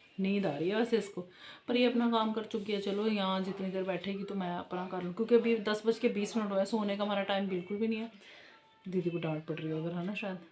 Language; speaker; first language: Hindi; non-native, local second language; Punjabi